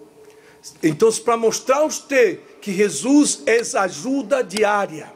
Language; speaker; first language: Portuguese; non-native, learner; Spanish